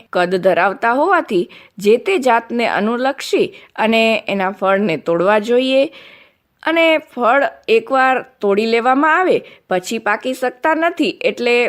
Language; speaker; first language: Gujarati; non-native, local second language; Kachhi